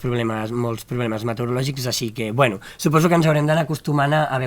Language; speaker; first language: Catalan; native; Catalan